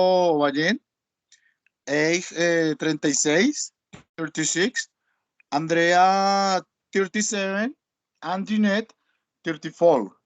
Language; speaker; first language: English; non-native, learner; Spanish